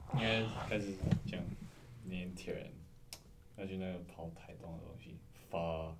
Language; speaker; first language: Chinese; early bilingual, other home language; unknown